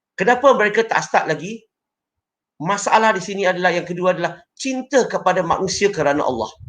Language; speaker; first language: Malay; non-native, local second language; Chinese